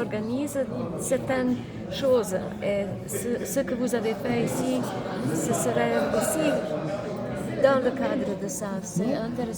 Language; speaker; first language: French; non-native, fluent; Slovenian